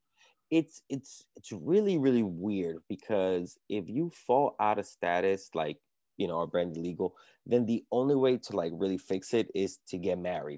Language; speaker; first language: English; early bilingual, other home language; Spanish